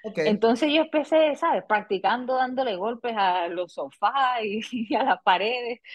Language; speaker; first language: Spanish; early bilingual, heritage; Spanish